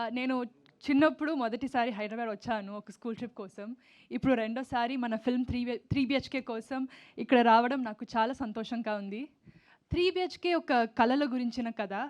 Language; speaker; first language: Telugu; non-native, learner; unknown